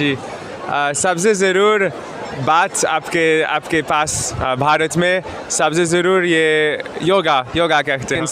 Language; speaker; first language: Hindi; non-native, learner; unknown